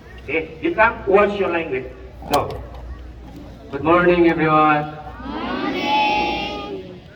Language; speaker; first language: English; non-native, learner; Indonesian